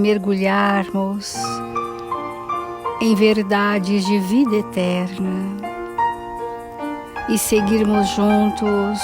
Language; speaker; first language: Portuguese; native; Portuguese